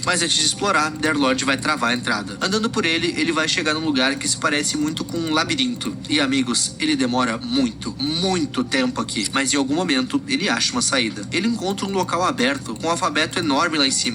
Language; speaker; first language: Portuguese; native; Portuguese